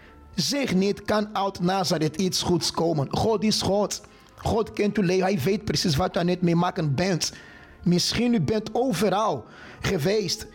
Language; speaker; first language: Dutch; non-native, fluent; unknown